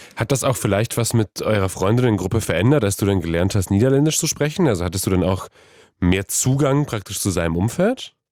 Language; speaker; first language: German; non-native, fluent; Polish